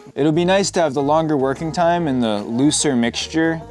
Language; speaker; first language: English; native; English